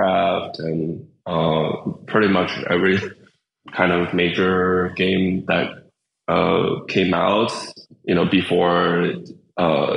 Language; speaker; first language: English; native; English